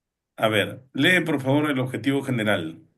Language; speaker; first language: Spanish; native; Spanish